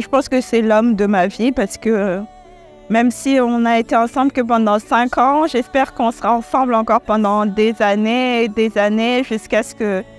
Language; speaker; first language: French; early bilingual, other home language; Malagasy